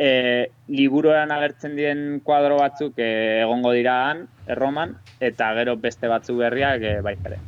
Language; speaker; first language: Basque; non-native, local second language; Spanish